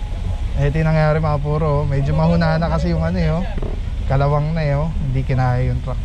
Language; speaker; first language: Filipino; native; Filipino